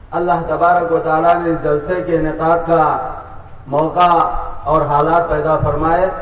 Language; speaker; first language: Urdu; native; Urdu